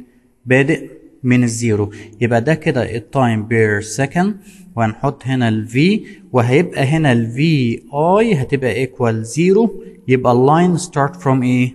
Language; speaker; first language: Arabic; native; Arabic